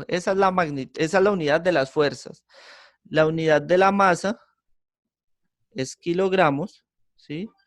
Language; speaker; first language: Spanish; native; Spanish